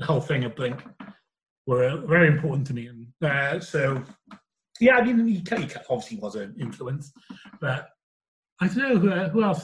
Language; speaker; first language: English; native; English